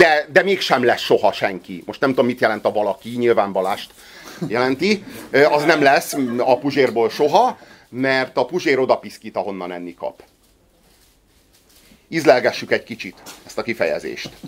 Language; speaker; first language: Hungarian; native; Hungarian